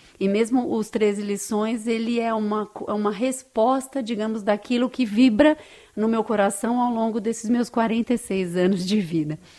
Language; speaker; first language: Portuguese; native; Portuguese